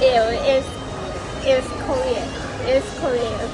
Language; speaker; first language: Portuguese; non-native, learner; Thai